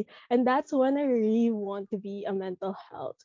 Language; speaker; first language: English; non-native, local second language; Filipino